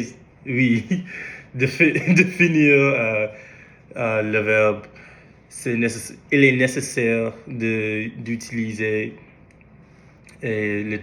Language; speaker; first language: French; non-native, learner; English